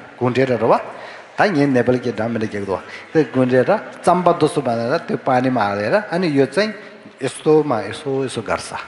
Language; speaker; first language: Nepali; non-native, fluent; Tibetan